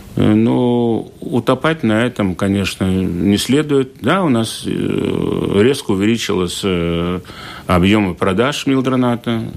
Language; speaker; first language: Russian; native; Russian